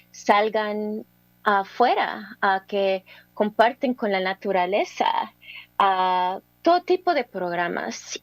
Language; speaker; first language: Spanish; early bilingual, heritage; English